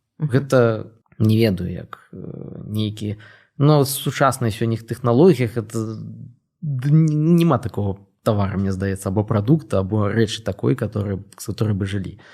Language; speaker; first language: Belarusian; non-native, local second language; Russian